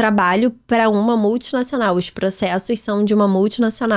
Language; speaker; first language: Portuguese; native; Portuguese